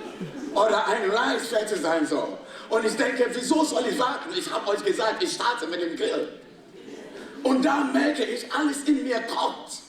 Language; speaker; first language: German; non-native, fluent; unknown